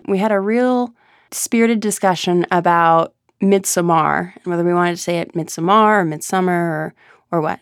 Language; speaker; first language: English; native; English